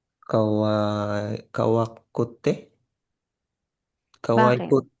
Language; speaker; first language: Japanese; non-native, learner; Filipino